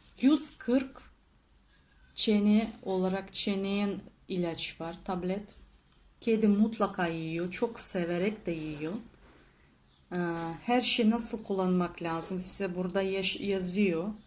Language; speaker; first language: Turkish; non-native, learner; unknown